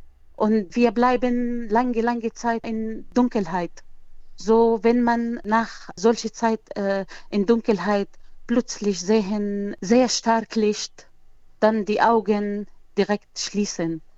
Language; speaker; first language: German; non-native, learner; Arabic